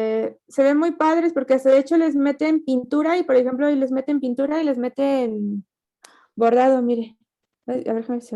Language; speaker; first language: Spanish; native; Spanish